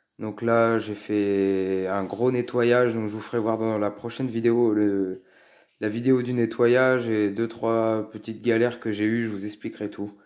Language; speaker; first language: French; native; French